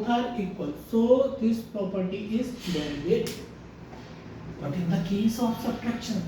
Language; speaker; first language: English; non-native, local second language; Hindi